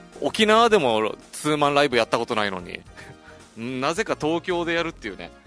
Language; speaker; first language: Japanese; native; Japanese